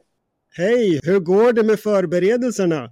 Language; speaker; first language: Swedish; early bilingual, heritage; Swedish